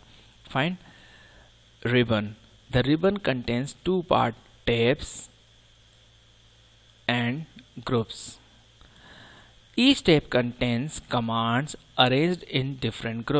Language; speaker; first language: English; non-native, local second language; Hindi